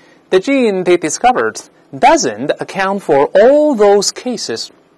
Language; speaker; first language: English; non-native, fluent; Chinese